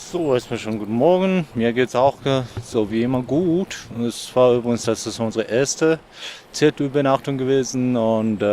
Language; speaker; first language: German; non-native, fluent; Mongolian